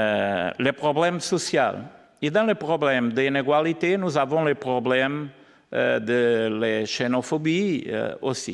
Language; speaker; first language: French; non-native, learner; Portuguese